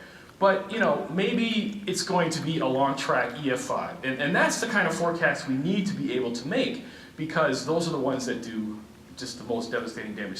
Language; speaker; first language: English; native; English